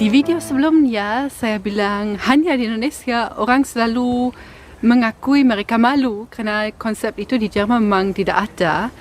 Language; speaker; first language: Indonesian; non-native, fluent; German